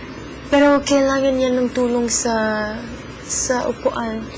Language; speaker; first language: Filipino; early bilingual, heritage; English